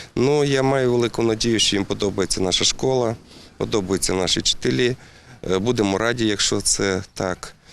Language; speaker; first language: Ukrainian; native; Ukrainian